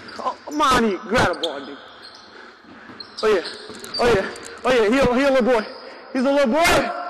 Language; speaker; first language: English; native; English